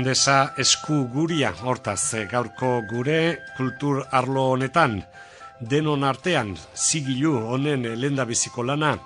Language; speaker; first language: Basque; native; Basque